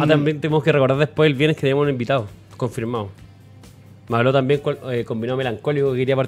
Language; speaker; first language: Spanish; native; Spanish